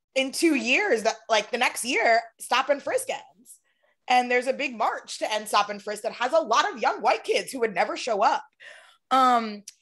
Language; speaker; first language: English; native; English